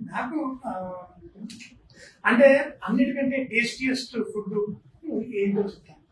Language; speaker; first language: Telugu; native; Telugu